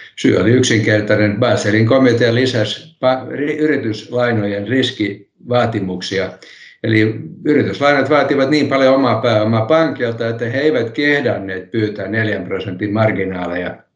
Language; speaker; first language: Finnish; non-native, local second language; Swedish